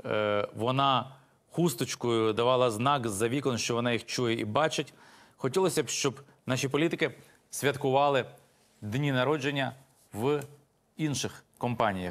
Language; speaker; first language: Ukrainian; native; Ukrainian